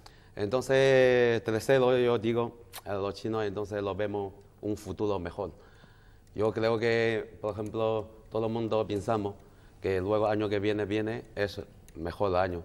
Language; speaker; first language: Spanish; non-native, learner; Chinese